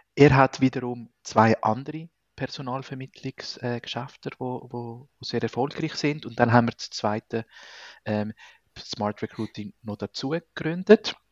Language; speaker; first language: German; non-native, fluent; Spanish